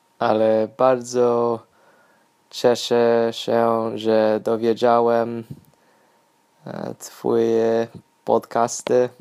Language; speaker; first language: Polish; non-native, learner; English